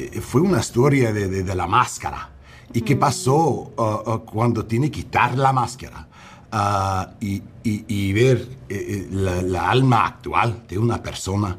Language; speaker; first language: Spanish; non-native, fluent; English